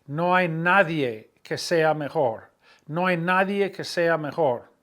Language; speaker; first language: Spanish; non-native, fluent; English